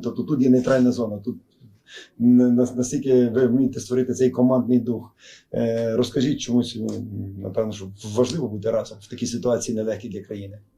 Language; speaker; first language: Ukrainian; native; Ukrainian